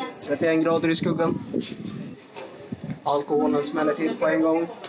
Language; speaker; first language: Swedish; native; Swedish